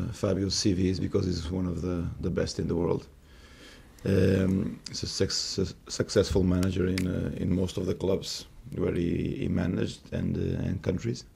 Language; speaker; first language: English; non-native, fluent; Portuguese